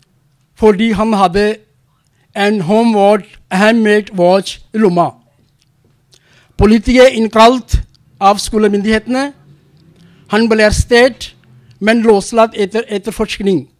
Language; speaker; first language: Norwegian; non-native, learner; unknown